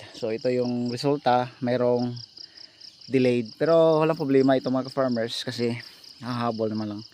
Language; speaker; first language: Filipino; non-native, local second language; Cebuano